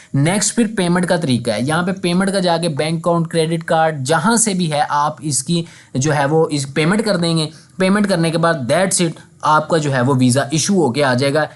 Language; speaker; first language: Urdu; non-native, local second language; Punjabi